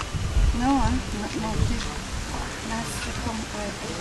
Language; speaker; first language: Spanish; non-native, learner; French